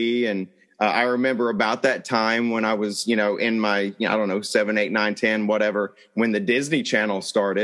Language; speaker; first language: English; native; English